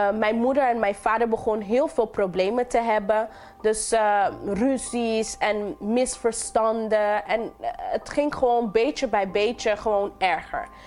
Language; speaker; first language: Dutch; non-native, local second language; English